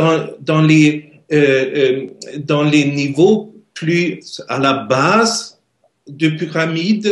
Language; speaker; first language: French; non-native, learner; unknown